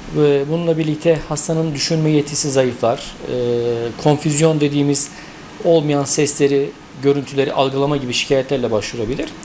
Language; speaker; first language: Turkish; native; Turkish